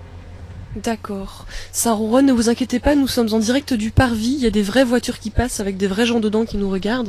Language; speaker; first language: French; native; French